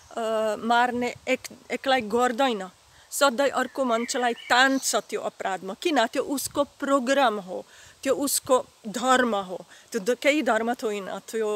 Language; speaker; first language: Nepali; non-native, fluent; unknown